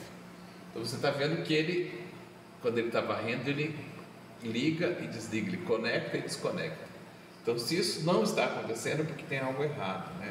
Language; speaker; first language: Portuguese; native; Portuguese